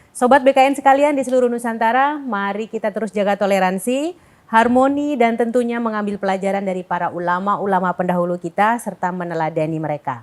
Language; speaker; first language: Indonesian; native; Indonesian